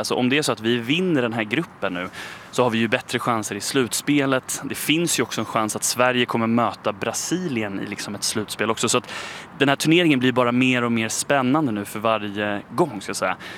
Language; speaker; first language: Swedish; native; Swedish